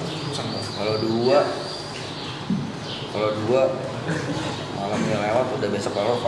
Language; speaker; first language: Indonesian; native; Indonesian